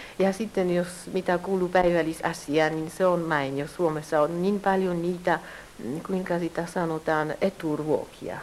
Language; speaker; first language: Finnish; early bilingual, heritage; Polish